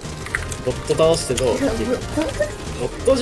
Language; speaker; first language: Japanese; native; Japanese